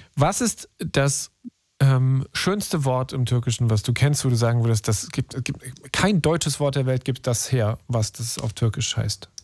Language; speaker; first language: German; native; German